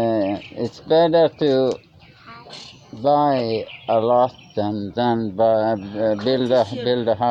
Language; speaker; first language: English; non-native, learner; Norwegian